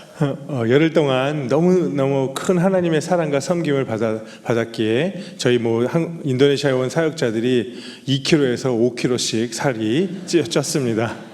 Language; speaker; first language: Korean; native; Korean